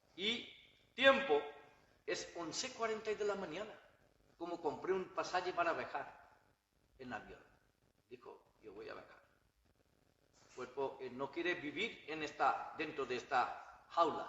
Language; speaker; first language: Spanish; non-native, learner; Bangla